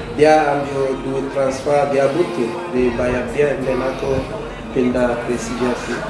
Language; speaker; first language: Indonesian; non-native, fluent; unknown